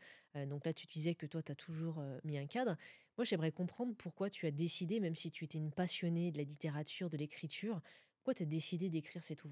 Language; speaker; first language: French; native; French